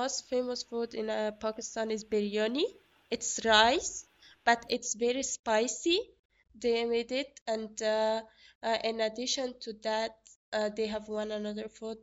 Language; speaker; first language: English; non-native, learner; Persian